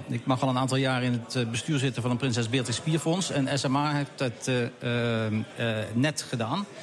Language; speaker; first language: Dutch; native; Dutch